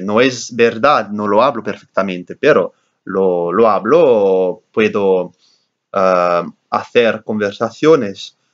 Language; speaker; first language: Spanish; non-native, learner; English